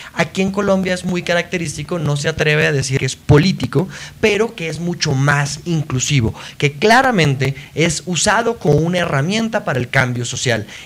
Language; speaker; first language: Spanish; native; Spanish